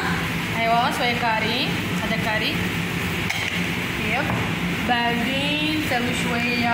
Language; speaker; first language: Arabic; non-native, learner; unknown